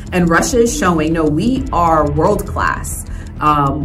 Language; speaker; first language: English; native; English